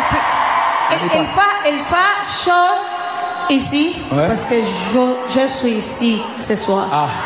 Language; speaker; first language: French; non-native, learner; Portuguese